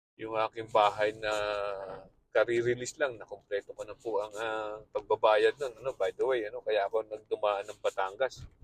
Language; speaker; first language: Filipino; native; Filipino